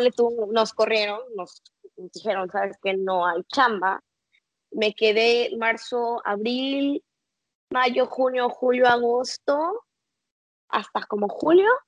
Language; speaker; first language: Spanish; native; Spanish